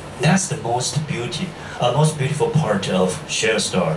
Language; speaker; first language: English; non-native, fluent; Chinese